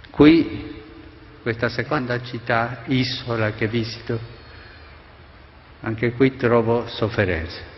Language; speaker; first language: Italian; non-native, fluent; Spanish